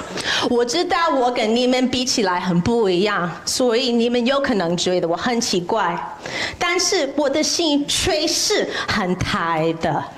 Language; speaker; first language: Chinese; non-native, fluent; English